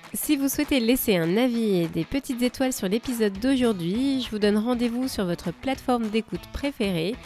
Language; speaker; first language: French; native; French